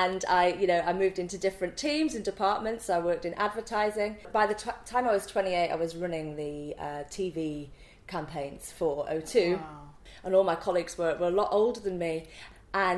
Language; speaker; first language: English; native; English